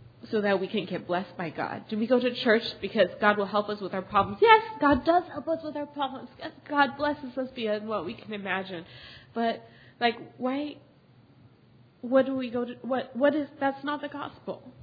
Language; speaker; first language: English; early bilingual, other home language; Chinese